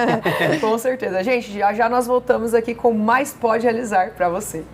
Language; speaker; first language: Portuguese; native; Portuguese